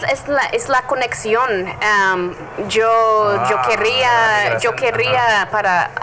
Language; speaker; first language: Spanish; non-native, learner; English